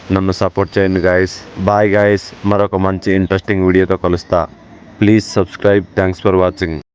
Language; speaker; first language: Telugu; non-native, local second language; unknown